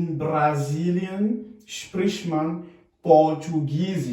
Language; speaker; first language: German; non-native, fluent; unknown